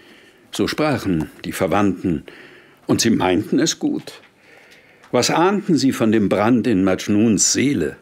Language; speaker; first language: German; native; German